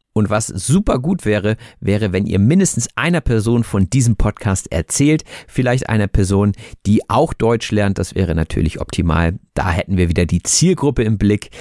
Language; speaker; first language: German; native; German